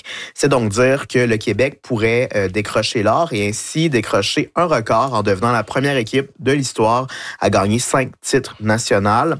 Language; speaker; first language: French; native; French